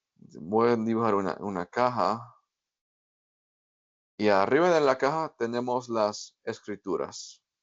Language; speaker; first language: Spanish; non-native, fluent; English